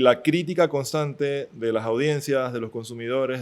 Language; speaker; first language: Spanish; native; Spanish